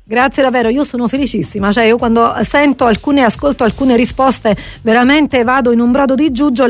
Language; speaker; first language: Italian; native; Italian